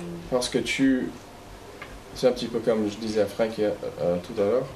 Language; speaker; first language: French; non-native, fluent; English